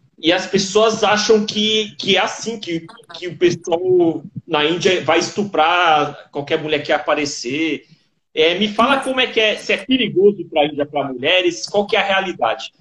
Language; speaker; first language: Portuguese; native; Portuguese